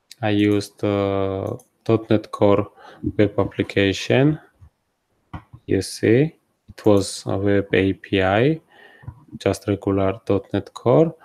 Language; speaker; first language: English; non-native, fluent; Georgian